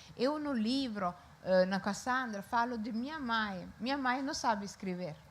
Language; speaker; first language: Portuguese; non-native, fluent; Italian